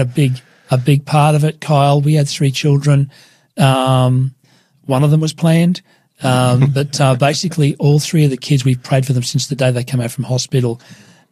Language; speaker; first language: English; native; English